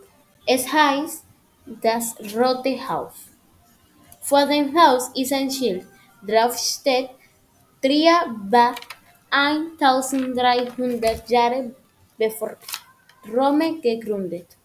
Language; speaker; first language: German; non-native, learner; Spanish